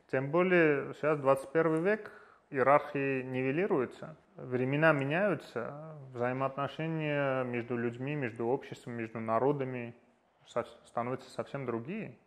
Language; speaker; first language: Russian; non-native, fluent; Armenian